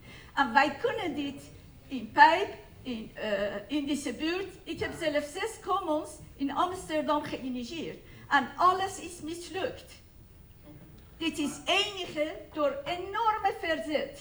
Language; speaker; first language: Dutch; non-native, fluent; Persian